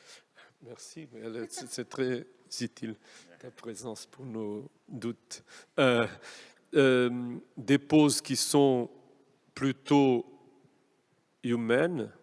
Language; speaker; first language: French; non-native, fluent; Portuguese